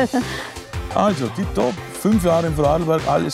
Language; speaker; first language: German; native; German